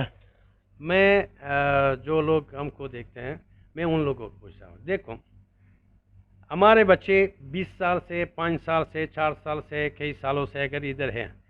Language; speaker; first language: Hindi; non-native, learner; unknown